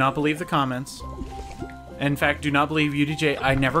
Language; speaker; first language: English; native; English